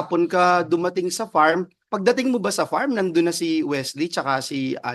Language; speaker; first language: Filipino; native; Filipino